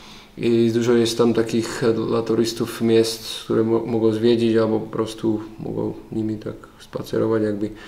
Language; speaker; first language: Polish; non-native, learner; Slovak